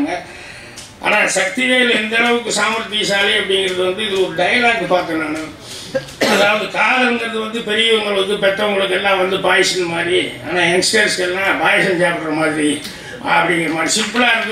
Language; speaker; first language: Tamil; native; Tamil